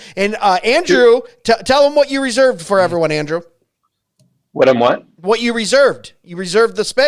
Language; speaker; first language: English; native; English